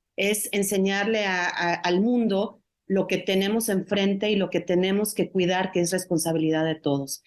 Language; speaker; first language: Spanish; native; Spanish